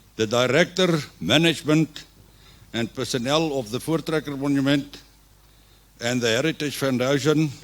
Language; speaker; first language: English; non-native, local second language; Afrikaans